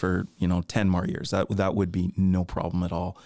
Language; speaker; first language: English; native; English